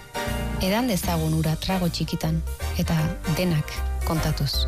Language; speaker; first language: Basque; native; Basque